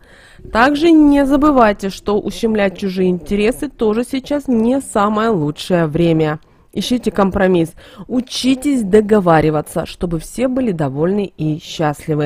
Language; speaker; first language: Russian; native; Russian